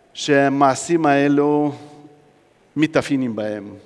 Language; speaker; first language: Hebrew; non-native, fluent; Russian